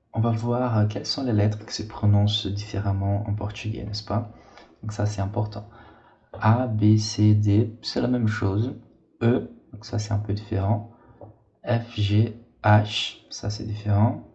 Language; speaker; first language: French; non-native, fluent; Portuguese